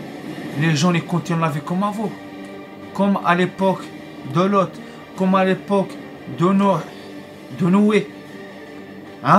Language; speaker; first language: French; non-native, learner; Arabic